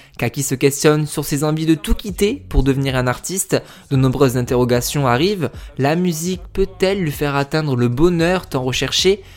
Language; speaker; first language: French; native; French